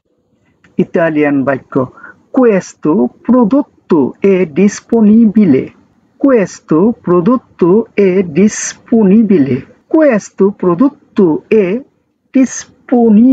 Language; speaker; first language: Italian; non-native, learner; Bangla